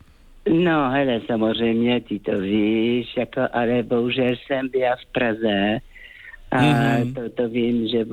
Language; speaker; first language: Czech; non-native, fluent; French